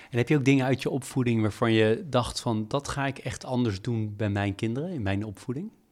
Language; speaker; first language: Dutch; native; Dutch